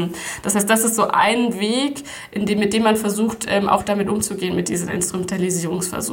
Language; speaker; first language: German; native; German